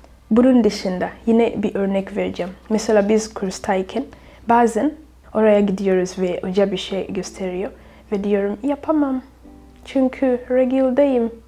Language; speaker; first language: Turkish; non-native, fluent; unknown